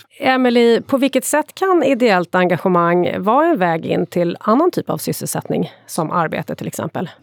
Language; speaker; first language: Swedish; native; Swedish